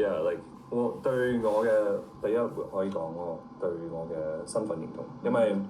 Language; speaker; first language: Cantonese; early bilingual, heritage; Cantonese